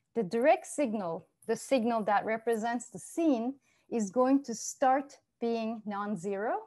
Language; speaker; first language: English; non-native, fluent; Turkish